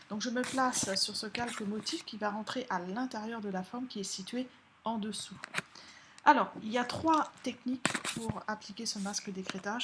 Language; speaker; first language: French; native; French